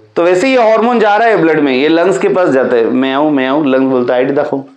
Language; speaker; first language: Hindi; non-native, local second language; Marathi